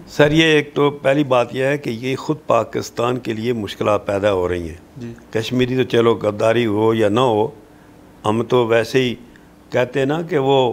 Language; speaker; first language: Urdu; non-native, local second language; Pahari-Potwari